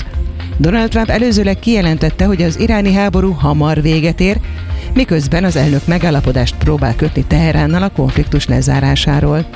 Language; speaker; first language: Hungarian; native; Hungarian